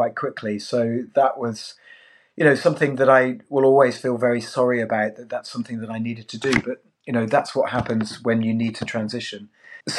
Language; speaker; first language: English; native; English